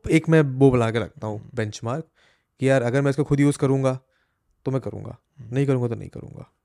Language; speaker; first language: Hindi; native; Hindi